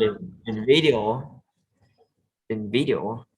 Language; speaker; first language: English; non-native, learner; Vietnamese